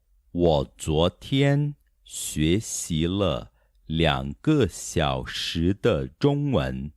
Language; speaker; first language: Chinese; non-native, fluent; Portuguese